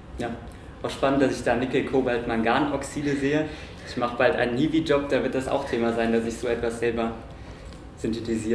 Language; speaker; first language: German; native; German